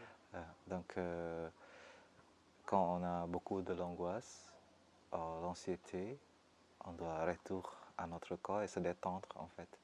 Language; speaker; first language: French; non-native, fluent; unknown